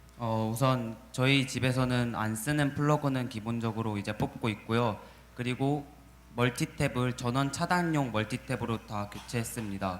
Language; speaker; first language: Korean; native; Korean